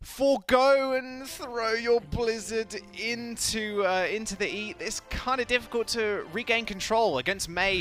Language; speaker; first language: English; native; English